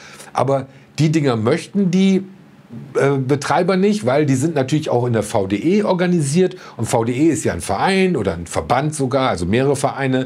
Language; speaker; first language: German; native; German